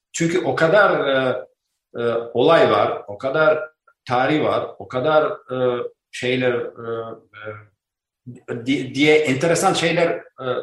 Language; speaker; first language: Turkish; non-native, learner; Albanian